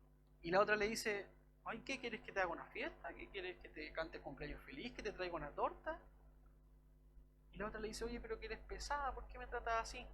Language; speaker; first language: Spanish; native; Spanish